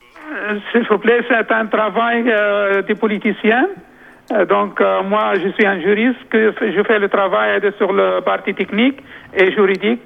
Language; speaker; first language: French; non-native, local second language; Arabic